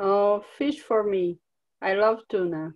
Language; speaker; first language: English; non-native, learner; Portuguese